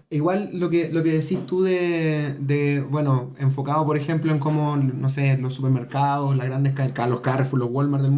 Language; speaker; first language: Spanish; native; Spanish